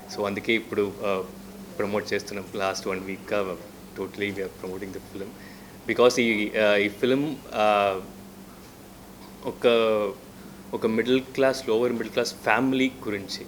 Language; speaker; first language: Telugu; non-native, fluent; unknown